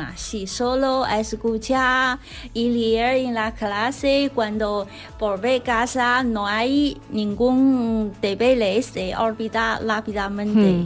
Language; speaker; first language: Spanish; non-native, learner; Chinese